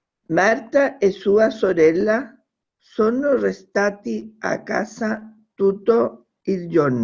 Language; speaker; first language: Italian; non-native, learner; Spanish